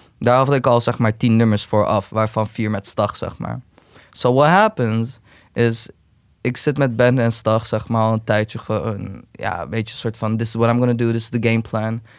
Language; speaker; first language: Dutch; early bilingual, other home language; Turkish